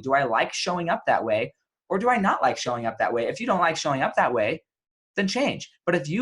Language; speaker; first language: English; native; English